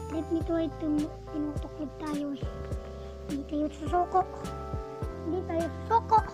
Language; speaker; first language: Filipino; non-native, local second language; Cebuano